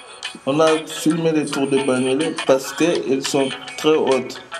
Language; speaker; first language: French; non-native, learner; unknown